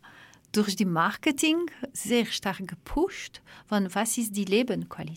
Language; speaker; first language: German; non-native, fluent; French